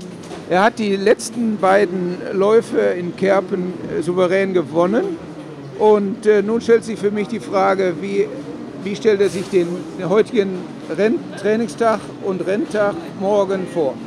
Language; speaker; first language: German; native; German